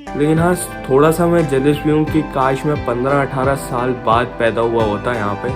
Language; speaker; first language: Hindi; native; Hindi